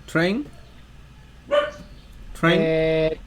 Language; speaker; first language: English; non-native, learner; Spanish